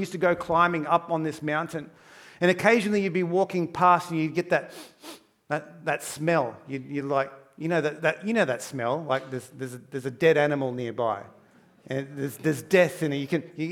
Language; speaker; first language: English; native; English